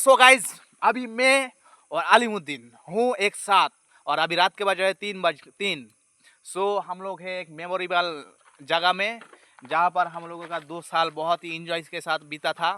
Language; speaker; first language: Hindi; non-native, fluent; Bangla